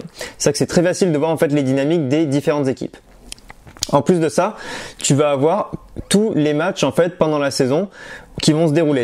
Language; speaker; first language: French; native; French